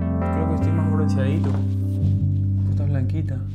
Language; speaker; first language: Spanish; native; Spanish